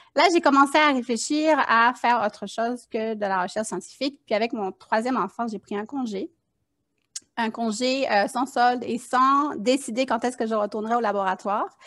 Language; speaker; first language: French; native; French